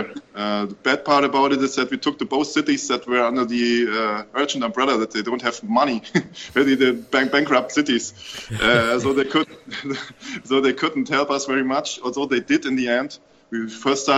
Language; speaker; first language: English; non-native, fluent; German